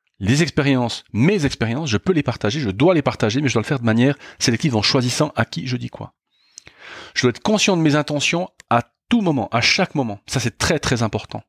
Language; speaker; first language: French; native; French